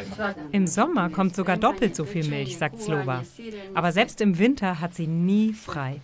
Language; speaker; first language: German; native; German